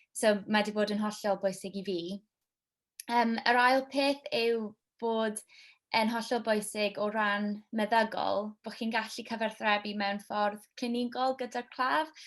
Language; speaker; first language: Welsh; non-native, local second language; English